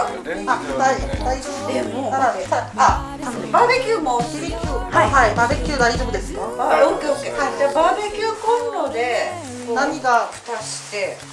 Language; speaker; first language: Japanese; non-native, learner; Korean